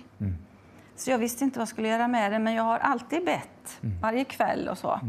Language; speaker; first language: Swedish; native; Swedish